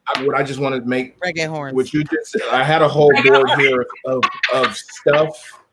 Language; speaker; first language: English; native; English